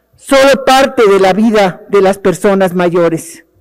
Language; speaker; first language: Spanish; native; Spanish